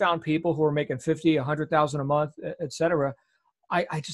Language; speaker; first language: English; native; English